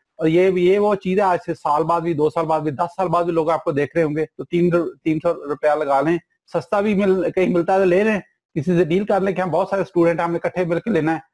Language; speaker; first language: Urdu; non-native, local second language; Punjabi